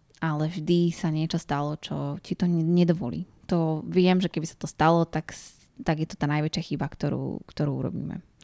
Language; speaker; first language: Slovak; native; Slovak